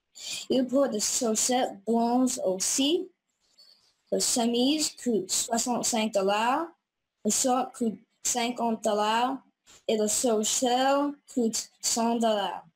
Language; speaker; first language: French; non-native, learner; English